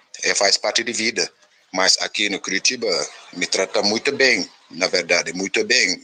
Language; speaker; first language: Portuguese; non-native, learner; Wolof